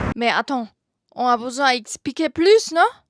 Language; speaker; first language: French; non-native, learner; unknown